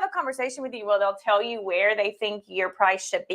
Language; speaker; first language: English; native; English